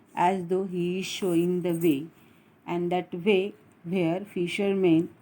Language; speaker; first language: English; non-native, local second language; Marathi